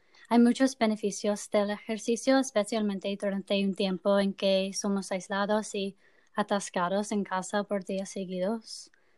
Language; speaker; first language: Spanish; non-native, learner; English